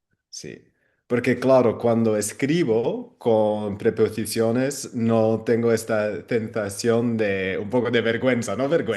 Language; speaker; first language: Spanish; non-native, fluent; Dutch